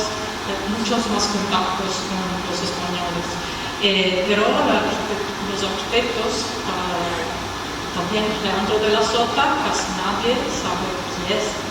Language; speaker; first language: Spanish; non-native, fluent; Italian